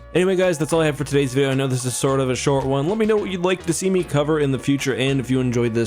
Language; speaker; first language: English; native; English